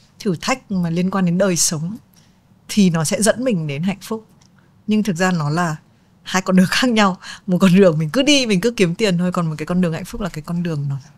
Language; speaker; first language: Vietnamese; native; Vietnamese